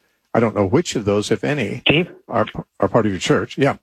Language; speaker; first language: English; native; English